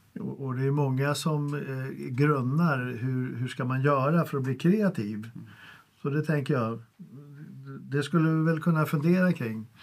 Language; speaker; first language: Swedish; native; Swedish